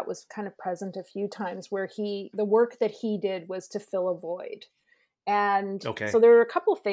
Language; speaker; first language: English; native; English